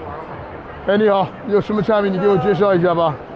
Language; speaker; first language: Chinese; non-native, fluent; English